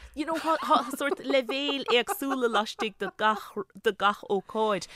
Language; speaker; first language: Irish; native; Irish